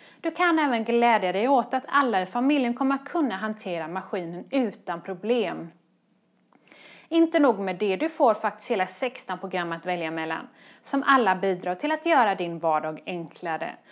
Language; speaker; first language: Swedish; native; Swedish